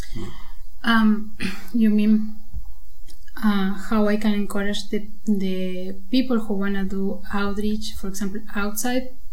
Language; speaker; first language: English; non-native, learner; Spanish